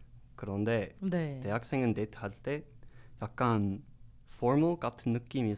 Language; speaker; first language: Korean; non-native, learner; English